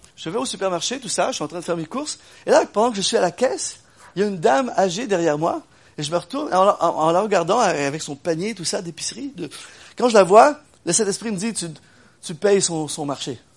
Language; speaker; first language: French; native; French